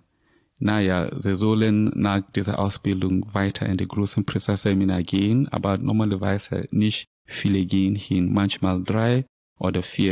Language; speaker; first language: German; non-native, learner; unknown